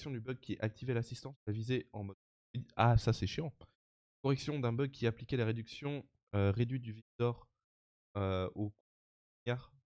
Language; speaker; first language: French; native; French